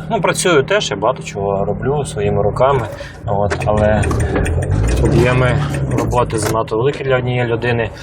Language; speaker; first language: Ukrainian; native; Ukrainian